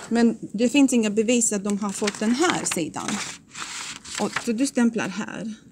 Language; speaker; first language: Swedish; non-native, fluent; Latvian